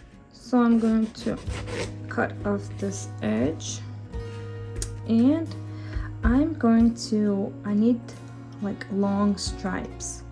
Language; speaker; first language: English; non-native, fluent; Russian